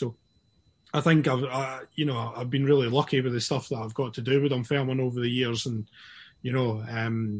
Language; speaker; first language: English; native; English